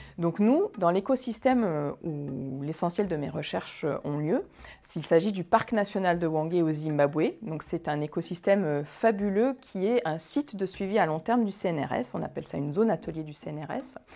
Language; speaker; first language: French; native; French